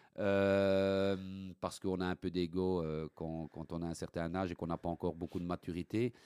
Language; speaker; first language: French; early bilingual, other home language; Italian